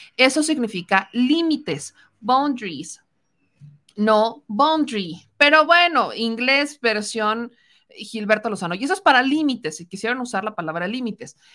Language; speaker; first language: Spanish; native; Spanish